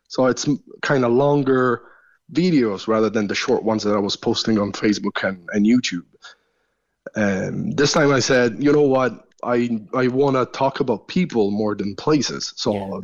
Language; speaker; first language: English; non-native, fluent; Italian